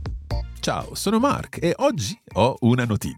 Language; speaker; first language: Italian; non-native, fluent; English